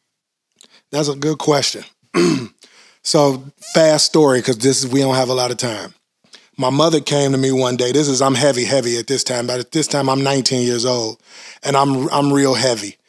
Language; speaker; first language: English; native; English